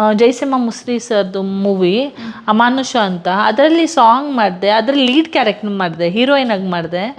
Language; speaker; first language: Kannada; non-native, local second language; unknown